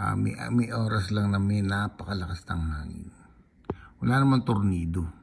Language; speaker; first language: Filipino; native; Filipino